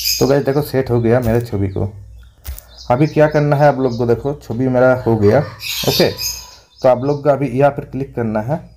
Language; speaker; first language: Hindi; non-native, local second language; Bangla